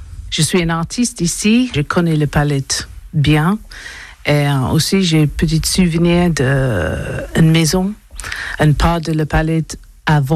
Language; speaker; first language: French; non-native, learner; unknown